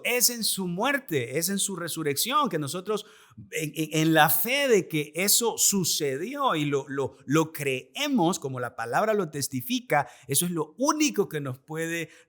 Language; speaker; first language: Spanish; native; Spanish